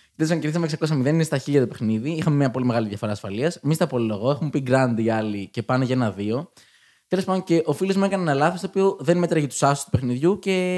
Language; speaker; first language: Greek; native; Greek